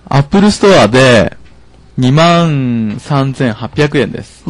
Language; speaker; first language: Japanese; native; Japanese